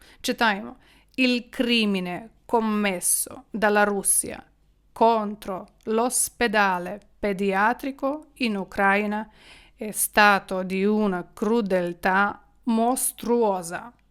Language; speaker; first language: Italian; non-native, fluent; Ukrainian